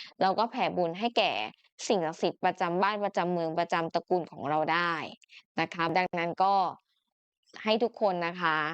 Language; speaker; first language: Thai; native; Thai